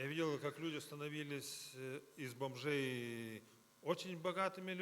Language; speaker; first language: Russian; native; Russian